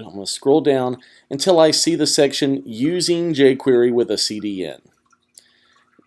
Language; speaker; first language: English; native; English